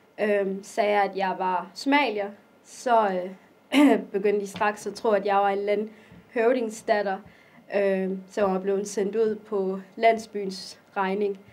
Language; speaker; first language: Danish; early bilingual, other home language; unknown